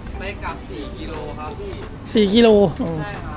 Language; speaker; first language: Thai; native; Thai